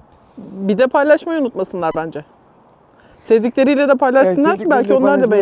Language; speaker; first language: Turkish; native; Turkish